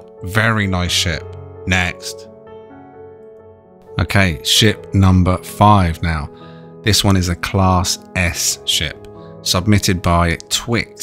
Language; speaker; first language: English; native; English